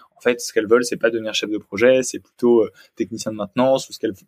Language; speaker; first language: French; native; French